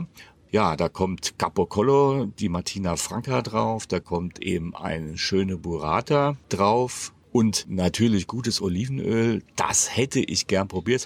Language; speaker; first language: German; native; German